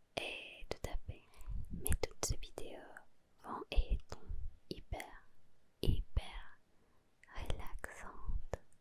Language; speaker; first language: French; non-native, learner; Spanish